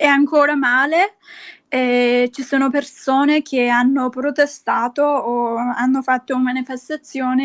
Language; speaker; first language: Italian; non-native, fluent; Persian